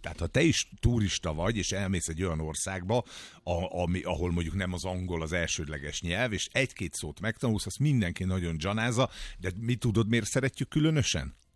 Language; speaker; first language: Hungarian; native; Hungarian